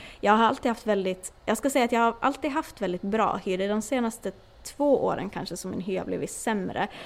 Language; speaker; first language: Swedish; native; Swedish